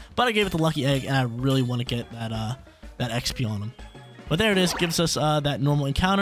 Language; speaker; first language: English; native; English